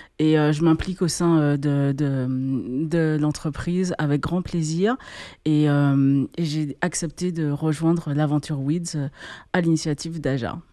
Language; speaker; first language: French; native; French